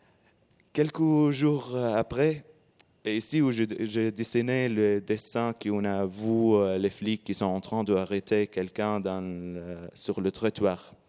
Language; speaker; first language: French; non-native, learner; Arabic